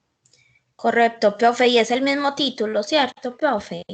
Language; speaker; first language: Spanish; native; Spanish